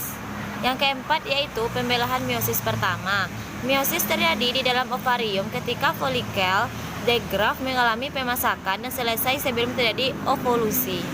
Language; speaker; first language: Indonesian; native; Indonesian